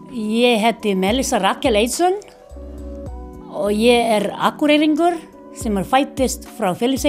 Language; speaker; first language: Icelandic; non-native, learner; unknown